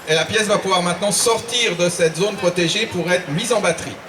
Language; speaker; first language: French; native; French